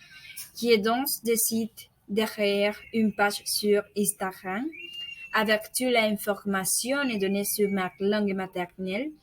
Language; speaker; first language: French; non-native, learner; Spanish